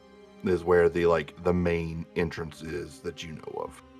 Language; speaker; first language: English; native; English